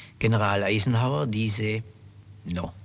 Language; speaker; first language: French; non-native, fluent; German